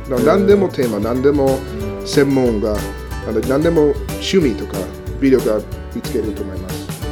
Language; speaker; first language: Japanese; non-native, learner; English